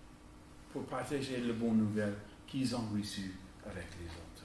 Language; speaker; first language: French; non-native, fluent; English